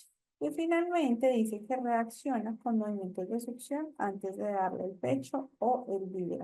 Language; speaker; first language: Spanish; native; Spanish